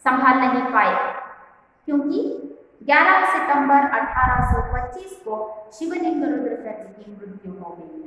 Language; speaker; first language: Hindi; non-native, local second language; Kannada